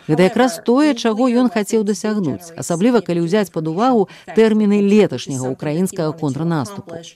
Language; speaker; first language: Belarusian; native; Belarusian